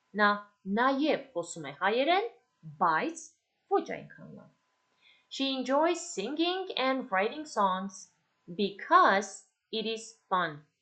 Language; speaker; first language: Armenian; native; Armenian